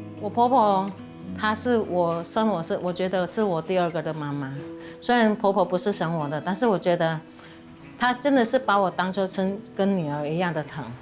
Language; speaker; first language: Chinese; early bilingual, heritage; Hakka Chinese